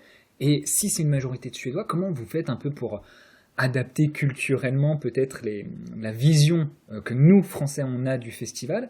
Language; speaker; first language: French; native; French